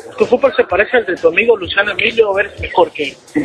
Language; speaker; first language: Spanish; native; Spanish